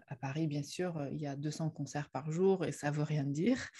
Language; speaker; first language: French; non-native, fluent; Chinese